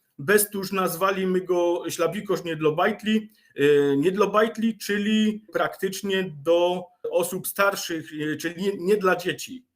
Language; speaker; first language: Polish; native; Polish